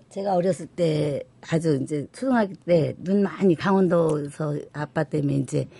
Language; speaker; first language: Korean; native; Korean